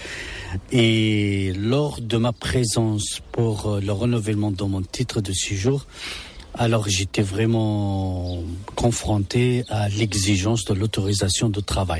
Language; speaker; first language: French; non-native, local second language; Arabic